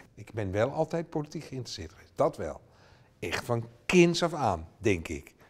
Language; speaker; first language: Dutch; native; Dutch